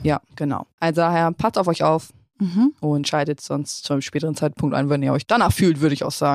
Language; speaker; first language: German; native; German